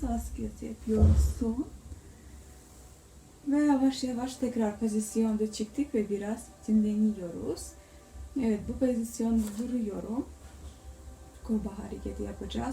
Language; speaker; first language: Turkish; non-native, learner; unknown